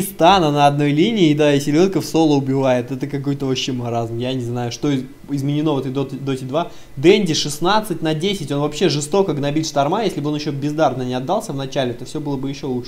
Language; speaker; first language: Russian; native; Russian